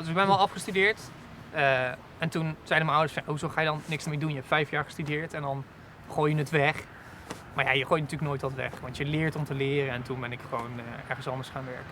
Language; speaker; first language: Dutch; native; Dutch